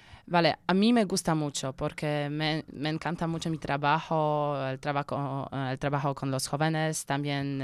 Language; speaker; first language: Spanish; non-native, learner; Polish